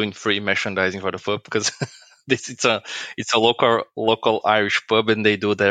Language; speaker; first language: English; non-native, fluent; Portuguese